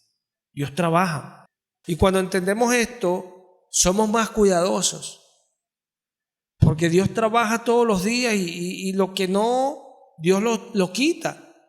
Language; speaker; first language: Spanish; native; Spanish